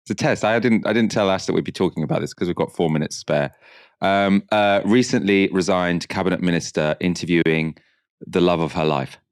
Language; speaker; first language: English; native; English